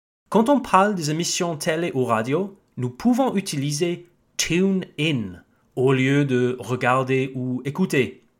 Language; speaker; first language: French; non-native, fluent; English